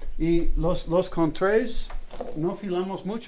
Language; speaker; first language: Spanish; non-native, learner; English